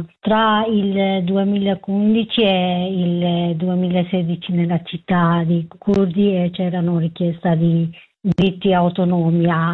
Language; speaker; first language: Italian; non-native, fluent; Kurdish